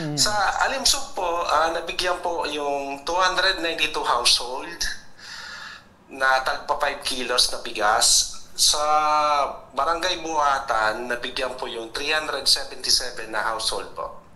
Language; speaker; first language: Filipino; non-native, local second language; Bikol